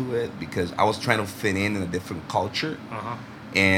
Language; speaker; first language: English; early bilingual, other home language; Spanish